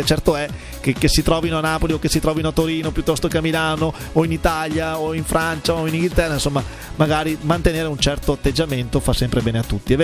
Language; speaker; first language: Italian; native; Italian